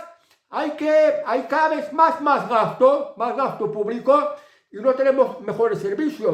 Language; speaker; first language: Spanish; native; Spanish